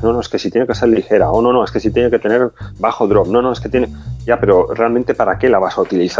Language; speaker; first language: Spanish; native; Spanish